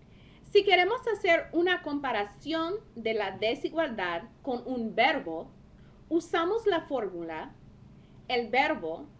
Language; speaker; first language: Spanish; non-native, fluent; English